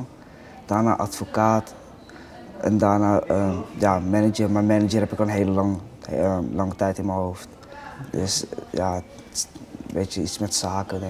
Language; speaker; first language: Dutch; native; Dutch